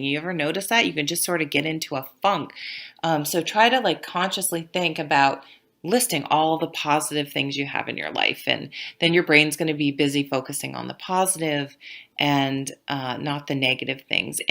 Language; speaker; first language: English; native; English